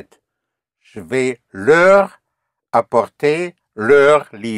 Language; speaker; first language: French; non-native, fluent; English